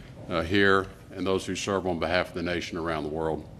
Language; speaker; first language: English; native; English